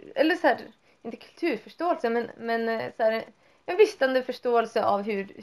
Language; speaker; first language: Swedish; native; Swedish